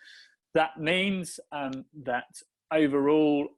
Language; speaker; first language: English; native; English